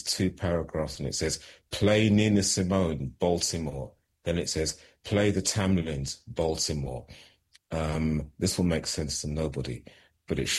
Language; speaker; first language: English; native; English